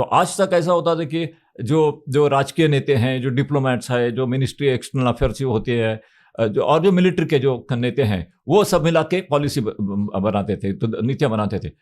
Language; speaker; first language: Hindi; non-native, local second language; Marathi